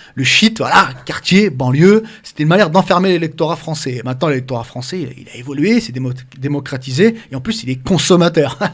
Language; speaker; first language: French; early bilingual, other home language; Arabic